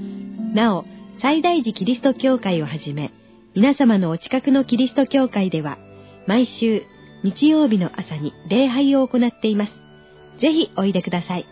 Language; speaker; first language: Japanese; native; Japanese